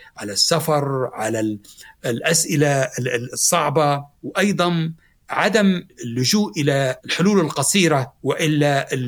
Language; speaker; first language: Arabic; native; Arabic